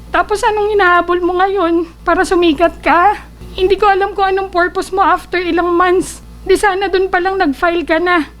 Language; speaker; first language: Filipino; native; Filipino